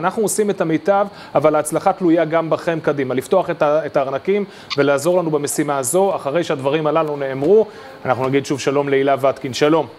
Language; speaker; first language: Hebrew; native; Hebrew